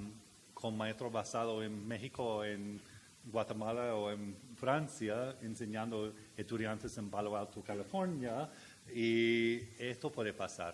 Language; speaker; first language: Spanish; non-native, learner; English